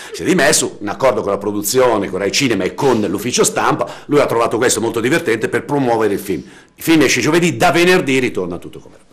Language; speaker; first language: Italian; native; Italian